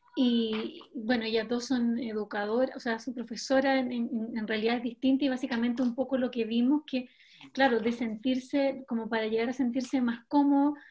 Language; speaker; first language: Spanish; native; Spanish